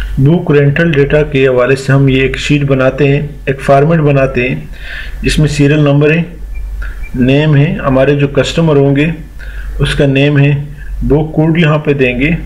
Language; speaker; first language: Urdu; non-native, local second language; Punjabi